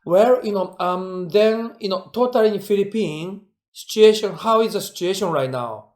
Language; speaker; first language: English; non-native, fluent; Japanese